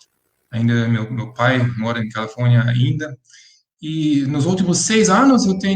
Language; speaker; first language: Portuguese; non-native, fluent; English